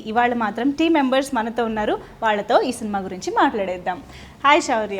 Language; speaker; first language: Telugu; native; Telugu